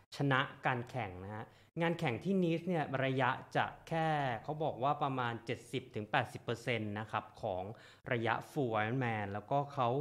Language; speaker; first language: Thai; native; Thai